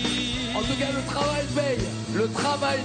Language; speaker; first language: French; native; French